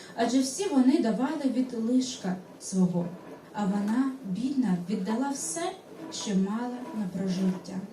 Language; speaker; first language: Ukrainian; non-native, local second language; Russian